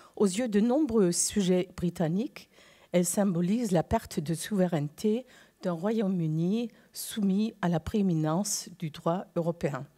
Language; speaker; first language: French; non-native, fluent; German